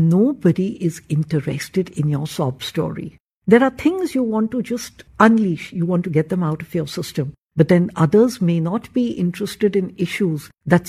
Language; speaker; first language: English; non-native, local second language; Hindi